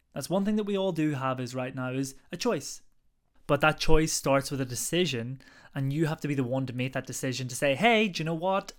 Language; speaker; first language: English; native; English